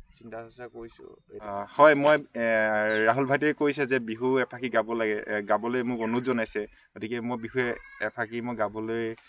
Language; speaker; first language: Assamese; native; Assamese